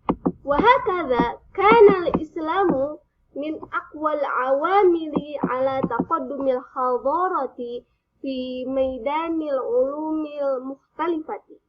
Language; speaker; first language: Arabic; non-native, fluent; Indonesian